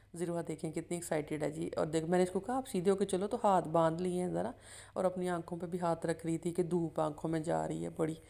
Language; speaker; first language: Urdu; non-native, local second language; Punjabi